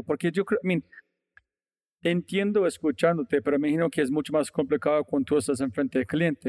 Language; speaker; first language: Spanish; non-native, fluent; English